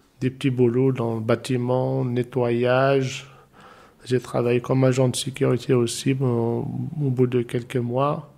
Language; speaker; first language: French; non-native, local second language; Arabic